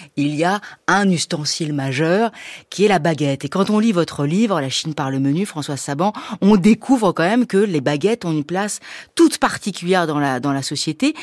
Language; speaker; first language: French; native; French